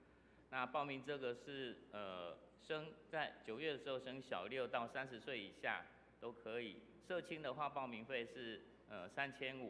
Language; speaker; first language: Chinese; native; Chinese